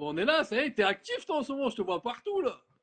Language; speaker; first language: French; native; French